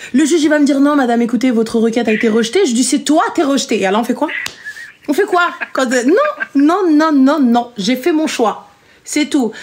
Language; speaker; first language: French; early bilingual, other home language; Arabic